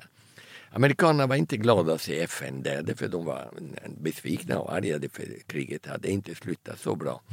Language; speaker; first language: Swedish; early bilingual, heritage; Italian